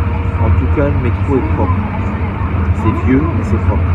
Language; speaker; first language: French; native; French